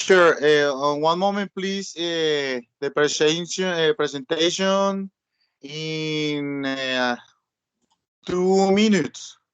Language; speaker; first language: English; non-native, learner; Spanish